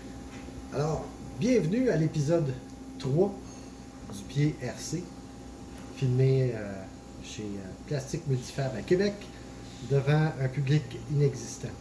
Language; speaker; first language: French; native; French